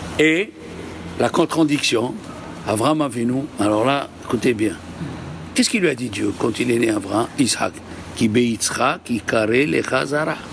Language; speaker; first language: French; native; French